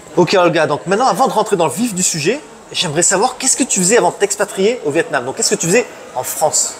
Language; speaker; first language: French; native; French